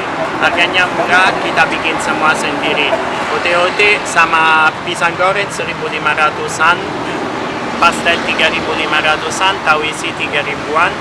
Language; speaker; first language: Indonesian; non-native, learner; Italian